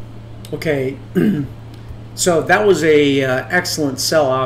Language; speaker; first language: English; native; English